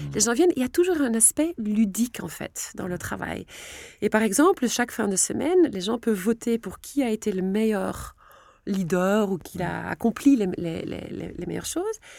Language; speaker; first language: French; non-native, local second language; Dutch